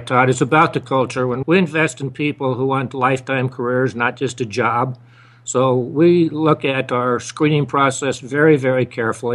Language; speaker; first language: English; native; English